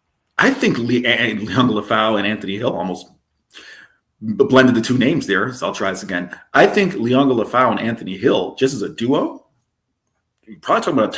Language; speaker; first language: English; native; English